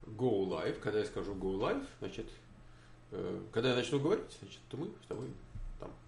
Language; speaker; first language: Russian; native; Russian